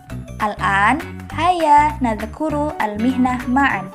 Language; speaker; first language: Arabic; non-native, fluent; Indonesian